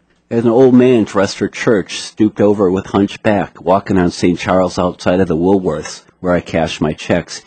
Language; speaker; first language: English; native; English